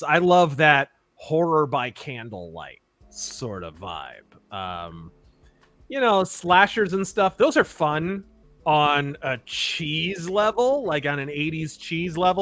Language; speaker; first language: English; native; English